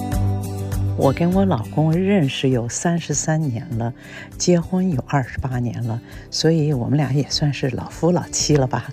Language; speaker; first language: Chinese; native; Chinese